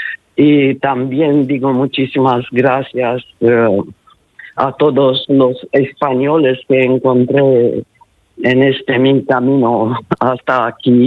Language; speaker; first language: Spanish; non-native, learner; Italian